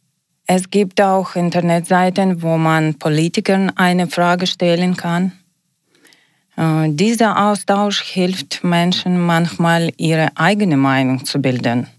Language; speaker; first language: German; non-native, learner; Ukrainian